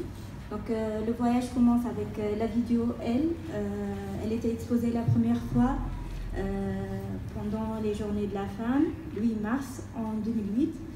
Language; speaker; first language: French; non-native, local second language; Arabic